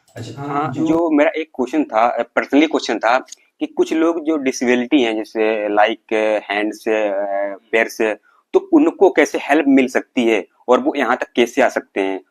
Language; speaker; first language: Hindi; native; Hindi